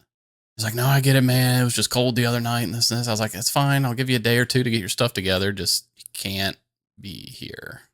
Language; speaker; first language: English; native; English